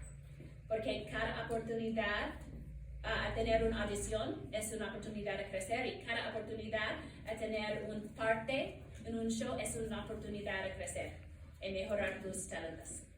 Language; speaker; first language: Spanish; non-native, learner; English